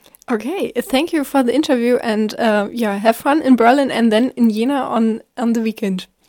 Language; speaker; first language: English; non-native, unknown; German